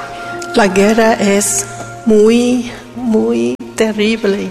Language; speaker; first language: Spanish; non-native, learner; Vietnamese